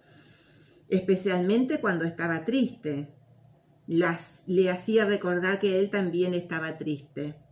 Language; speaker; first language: Spanish; native; Spanish